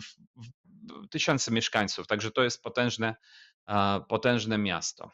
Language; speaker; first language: Polish; non-native, fluent; Ukrainian